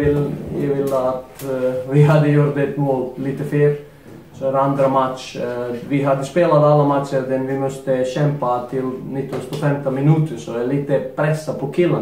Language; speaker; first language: Swedish; non-native, fluent; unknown